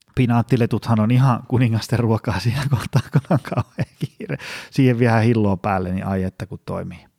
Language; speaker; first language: Finnish; native; Finnish